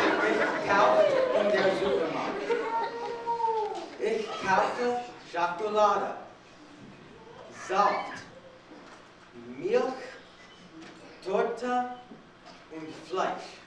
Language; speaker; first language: German; non-native, learner; English